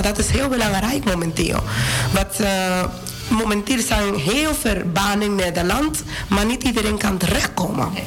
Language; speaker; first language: Dutch; non-native, fluent; Spanish